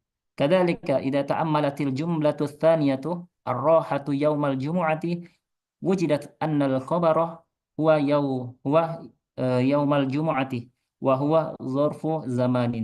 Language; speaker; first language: Arabic; non-native, fluent; Indonesian